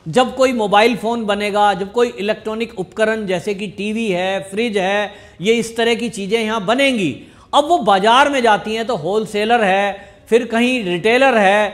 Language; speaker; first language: Hindi; native; Hindi